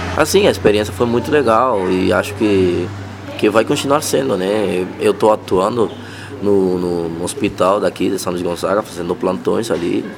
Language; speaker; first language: Portuguese; non-native, fluent; Spanish